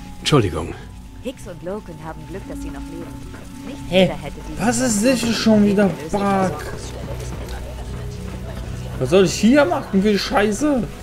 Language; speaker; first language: German; non-native, fluent; Polish